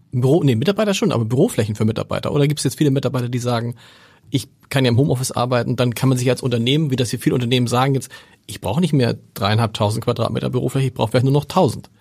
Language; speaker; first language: German; native; German